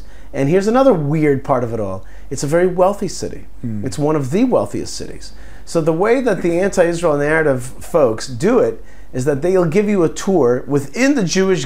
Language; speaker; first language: English; early bilingual, other home language; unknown